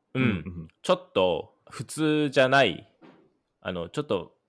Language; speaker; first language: Japanese; native; Japanese